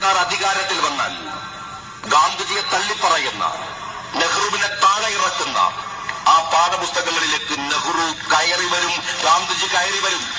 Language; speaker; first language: Malayalam; native; Malayalam